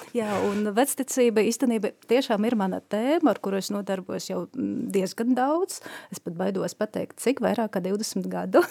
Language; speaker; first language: Latvian; non-native, local second language; Russian